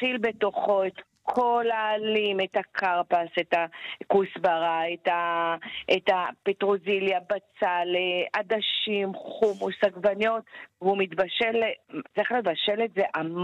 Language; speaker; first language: Hebrew; native; Hebrew